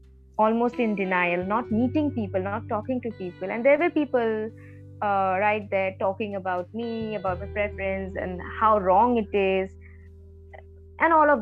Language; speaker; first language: English; non-native, local second language; Bangla